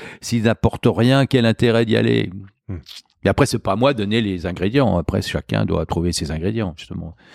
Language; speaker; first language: French; native; French